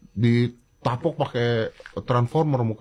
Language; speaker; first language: Indonesian; native; Indonesian